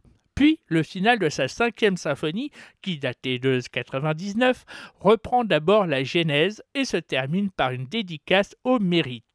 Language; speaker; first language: French; native; French